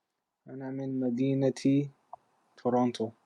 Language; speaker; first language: Arabic; non-native, learner; English